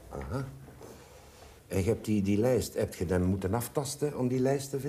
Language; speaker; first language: Dutch; native; Dutch